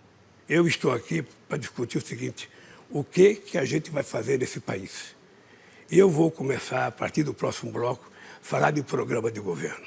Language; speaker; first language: Portuguese; native; Portuguese